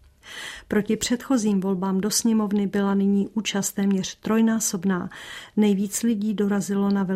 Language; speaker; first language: Czech; native; Czech